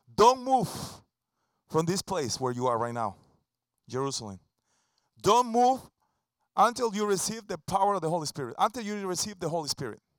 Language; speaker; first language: English; non-native, fluent; Spanish